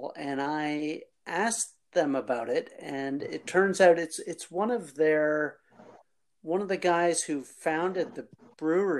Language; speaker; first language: English; native; English